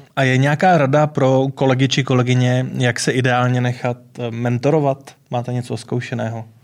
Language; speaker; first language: Czech; native; Czech